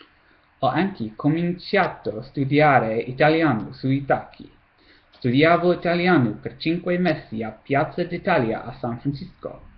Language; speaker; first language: Italian; non-native, learner; English